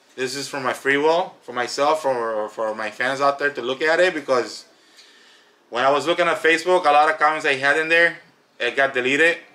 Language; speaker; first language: English; native; English